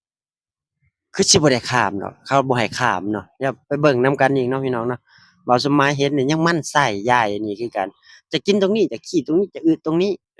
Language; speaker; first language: Thai; non-native, local second language; Northeastern Thai